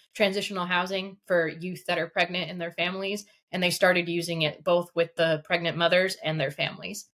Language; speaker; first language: English; early bilingual, other home language; Russian